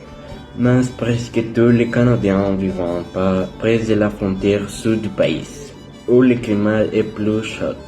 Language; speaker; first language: French; non-native, learner; Spanish